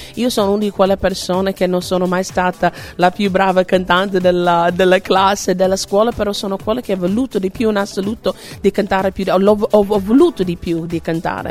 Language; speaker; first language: Italian; non-native, fluent; English